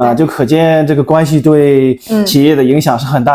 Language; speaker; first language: Chinese; native; Chinese